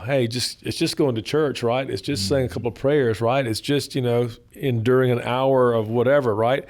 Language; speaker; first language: English; native; English